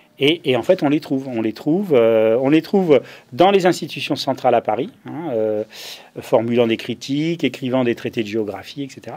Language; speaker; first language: French; native; French